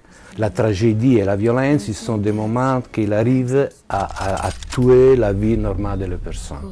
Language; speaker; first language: French; non-native, learner; Italian